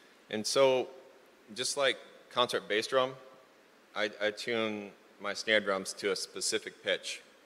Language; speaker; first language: English; native; English